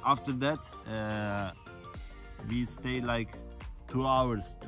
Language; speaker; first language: English; non-native, fluent; Turkish